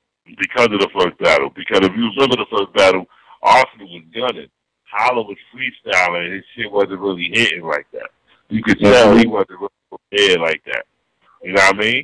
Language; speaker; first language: English; native; English